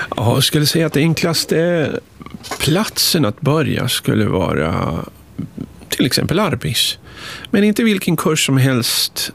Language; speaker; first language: Swedish; early bilingual, other home language; Spanish